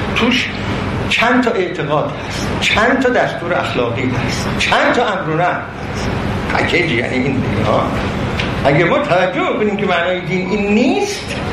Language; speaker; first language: Persian; non-native, local second language; Azerbaijani